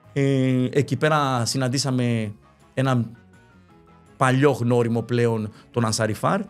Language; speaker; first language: Greek; early bilingual, other home language; Spanish